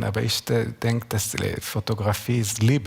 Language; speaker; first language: German; non-native, learner; Hebrew